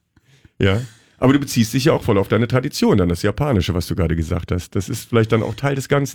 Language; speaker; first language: German; native; German